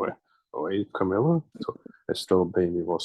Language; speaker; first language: Portuguese; non-native, learner; English